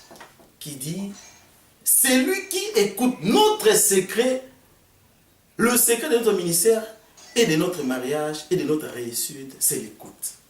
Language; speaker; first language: French; non-native, local second language; Lingala